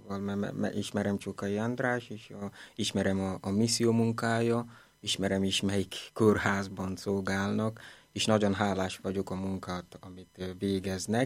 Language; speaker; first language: Hungarian; non-native, fluent; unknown